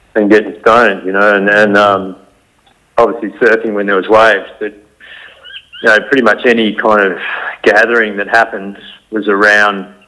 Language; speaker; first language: English; native; English